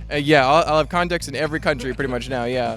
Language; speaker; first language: English; native; English